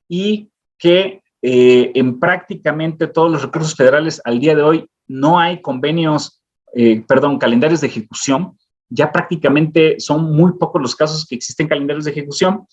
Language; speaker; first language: Spanish; native; Spanish